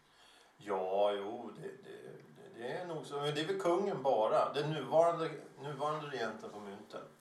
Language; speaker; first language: Swedish; native; Swedish